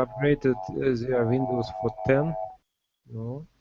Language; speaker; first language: English; non-native, learner; Russian